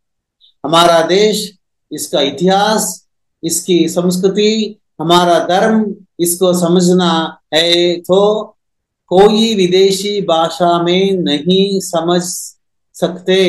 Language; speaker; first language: Hindi; non-native, local second language; Kannada